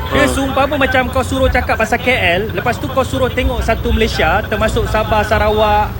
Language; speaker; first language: Malay; native; Malay